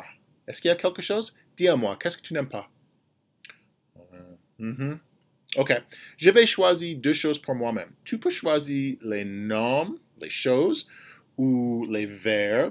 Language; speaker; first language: French; non-native, fluent; English